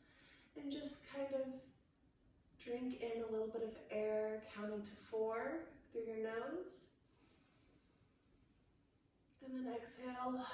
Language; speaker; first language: English; native; English